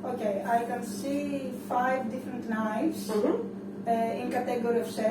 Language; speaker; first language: English; non-native, learner; Greek